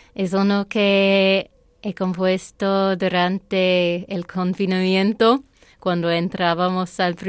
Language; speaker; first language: Spanish; non-native, fluent; English